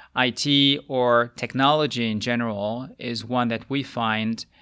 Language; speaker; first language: English; non-native, fluent; French